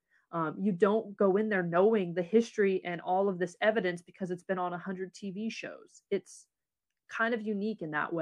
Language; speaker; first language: English; native; English